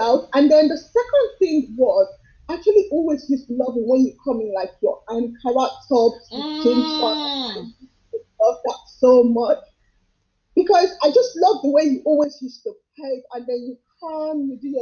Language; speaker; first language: English; non-native, local second language; Yoruba